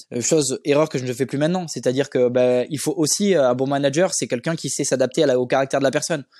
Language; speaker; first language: French; native; French